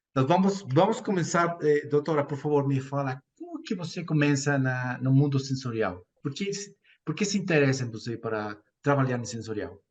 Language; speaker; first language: Portuguese; non-native, fluent; Spanish